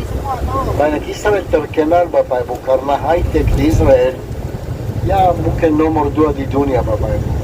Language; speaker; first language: Indonesian; non-native, fluent; Hebrew